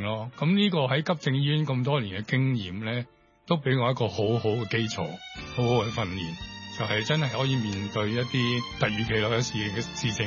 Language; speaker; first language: Cantonese; native; Cantonese